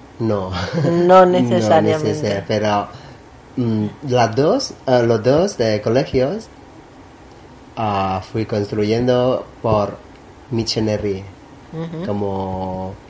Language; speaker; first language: Spanish; non-native, learner; Thai